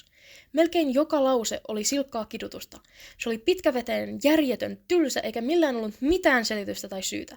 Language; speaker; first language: Finnish; native; Finnish